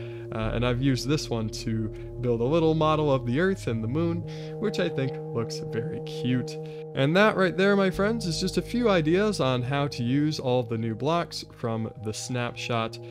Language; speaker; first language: English; native; English